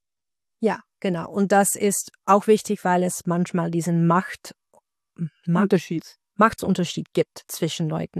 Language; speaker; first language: German; non-native, fluent; Dutch